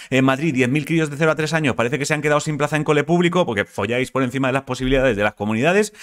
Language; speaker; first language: Spanish; native; Spanish